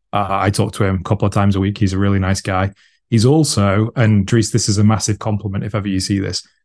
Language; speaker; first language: English; native; English